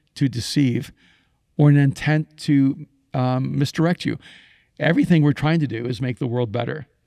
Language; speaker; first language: English; early bilingual, other home language; Spanish